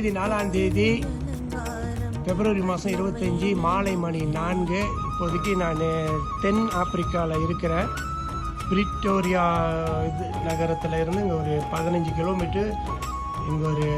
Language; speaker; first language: Tamil; early bilingual, heritage; Tamil